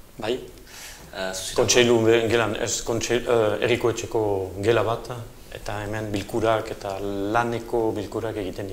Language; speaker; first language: Basque; native; Basque